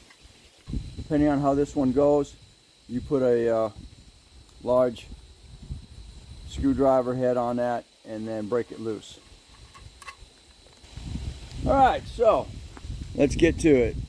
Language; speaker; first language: English; native; English